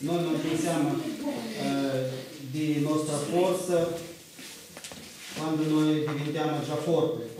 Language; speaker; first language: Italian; non-native, learner; Russian